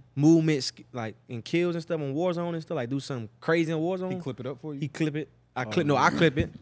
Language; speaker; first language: English; native; English